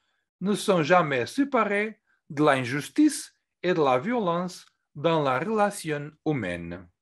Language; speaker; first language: French; non-native, fluent; Portuguese